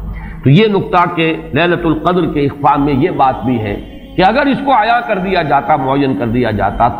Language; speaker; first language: Urdu; native; Urdu